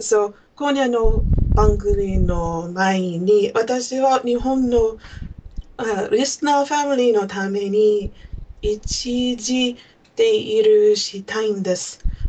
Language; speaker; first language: Japanese; non-native, learner; English